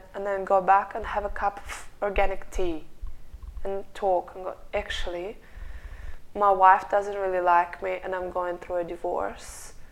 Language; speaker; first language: English; non-native, fluent; Russian